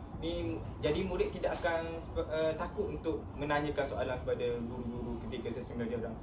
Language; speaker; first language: Malay; native; Malay